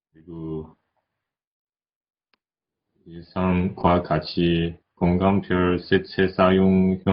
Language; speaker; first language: Korean; non-native, learner; Chinese